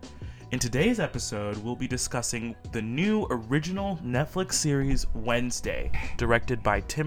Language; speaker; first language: English; early bilingual, other home language; Portuguese